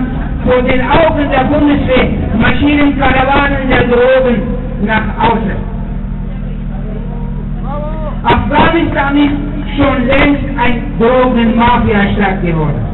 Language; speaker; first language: German; non-native, fluent; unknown